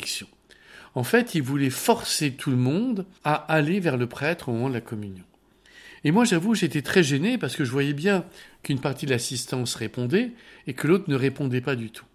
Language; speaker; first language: French; native; French